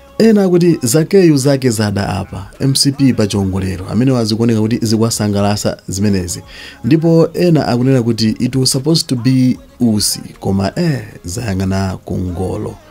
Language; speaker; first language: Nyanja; native; Nyanja